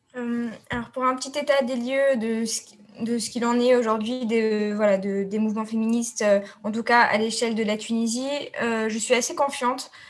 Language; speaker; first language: French; non-native, local second language; Arabic